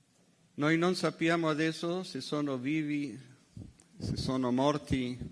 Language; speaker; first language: Italian; non-native, fluent; Hebrew